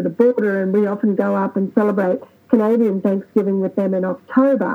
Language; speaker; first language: English; native; English